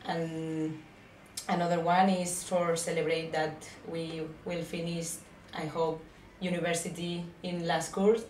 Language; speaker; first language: English; non-native, learner; Spanish